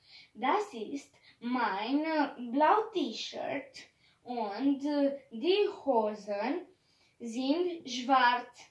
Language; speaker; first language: German; non-native, learner; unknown